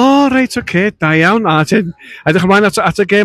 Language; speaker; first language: Welsh; native; Welsh